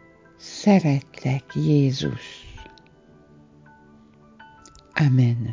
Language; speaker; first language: Hungarian; native; Hungarian